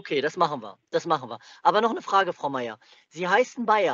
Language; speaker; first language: German; native; German